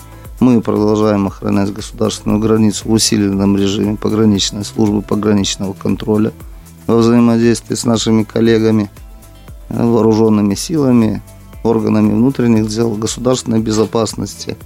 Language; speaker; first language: Russian; native; Russian